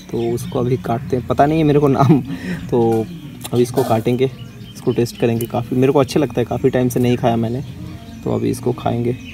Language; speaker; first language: Hindi; non-native, local second language; Bangla